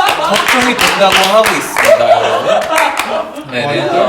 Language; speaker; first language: Korean; native; Korean